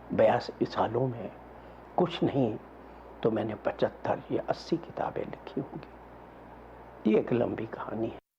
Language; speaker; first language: Urdu; non-native, local second language; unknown